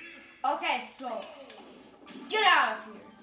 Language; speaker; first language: English; native; English